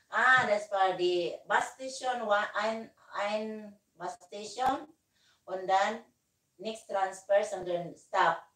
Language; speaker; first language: German; non-native, learner; Filipino